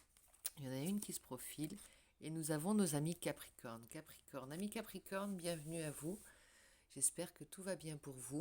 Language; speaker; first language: French; native; French